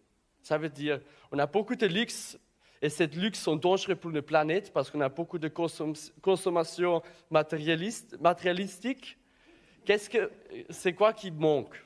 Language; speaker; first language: French; non-native, learner; German